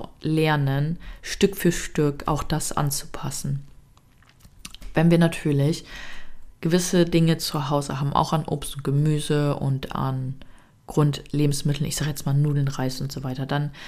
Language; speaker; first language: German; native; German